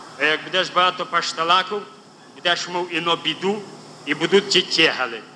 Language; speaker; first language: Ukrainian; native; Ukrainian